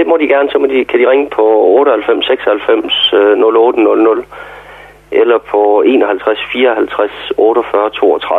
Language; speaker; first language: Danish; native; Danish